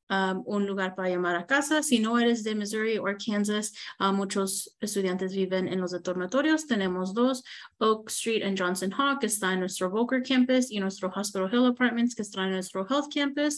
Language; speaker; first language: Spanish; early bilingual, heritage; Spanish